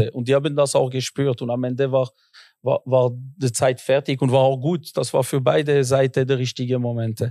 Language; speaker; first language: German; non-native, local second language; French